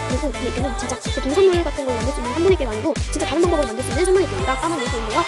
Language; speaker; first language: Korean; native; Korean